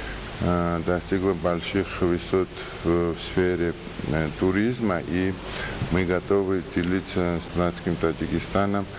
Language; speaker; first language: Russian; non-native, fluent; Georgian